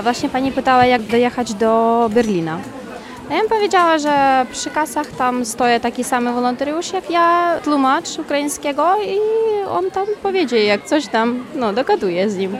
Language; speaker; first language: Polish; non-native, learner; Ukrainian